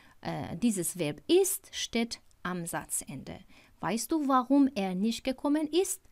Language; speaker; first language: German; non-native, fluent; Persian